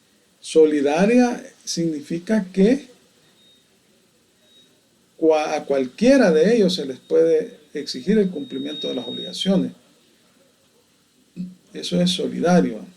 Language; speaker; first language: Spanish; native; Spanish